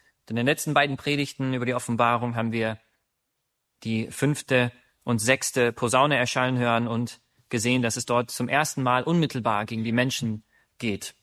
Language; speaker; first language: German; native; German